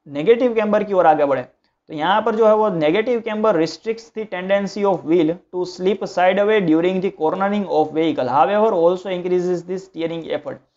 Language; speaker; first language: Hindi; non-native, local second language; Gujarati